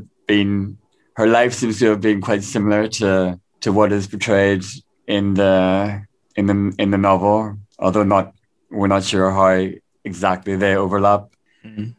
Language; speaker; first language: English; native; English